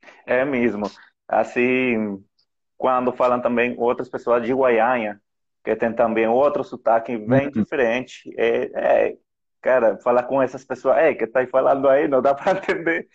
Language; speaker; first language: Portuguese; non-native, fluent; Spanish